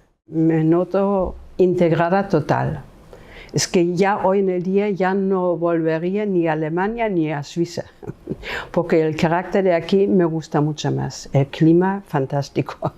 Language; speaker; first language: Spanish; non-native, fluent; German